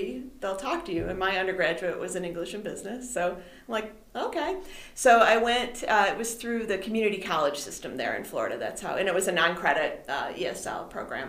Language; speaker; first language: English; native; English